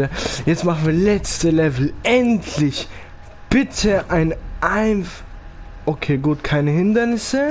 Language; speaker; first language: German; early bilingual, other home language; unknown